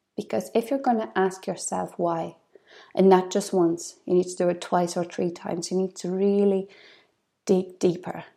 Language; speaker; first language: English; non-native, fluent; Polish